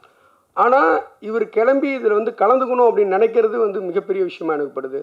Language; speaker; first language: Tamil; native; Tamil